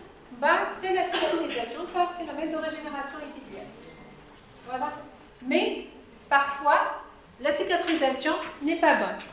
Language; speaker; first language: French; non-native, local second language; Arabic